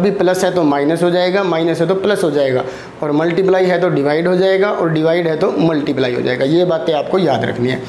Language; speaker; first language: Hindi; native; Hindi